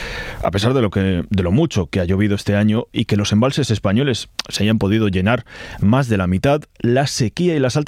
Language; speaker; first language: Spanish; native; Spanish